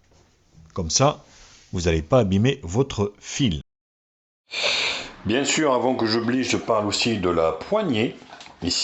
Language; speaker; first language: French; native; French